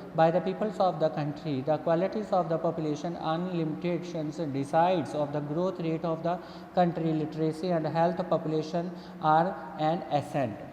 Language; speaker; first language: English; non-native, local second language; Punjabi